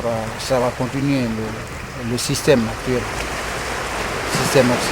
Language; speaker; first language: French; non-native, local second language; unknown